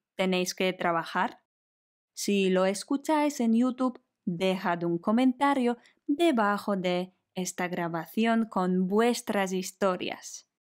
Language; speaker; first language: Spanish; non-native, fluent; Polish